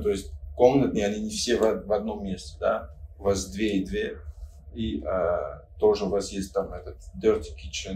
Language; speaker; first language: Russian; non-native, fluent; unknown